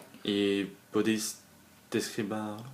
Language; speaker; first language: Spanish; non-native, learner; French